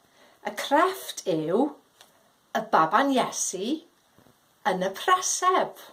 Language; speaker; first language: Welsh; native; Welsh